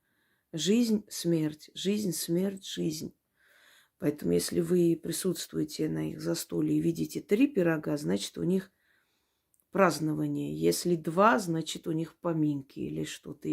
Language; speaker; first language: Russian; native; Russian